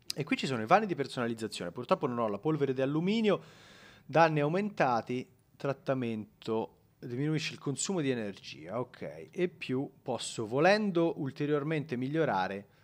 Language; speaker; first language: Italian; native; Italian